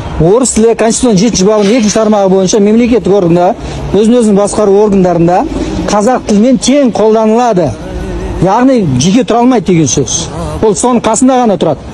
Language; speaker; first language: Kazakh; native; Kazakh